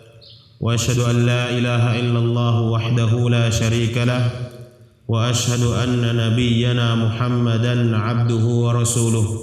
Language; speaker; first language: Arabic; non-native, fluent; Indonesian